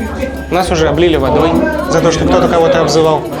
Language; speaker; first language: Russian; native; Russian